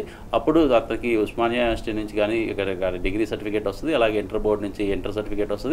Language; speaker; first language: Telugu; native; Telugu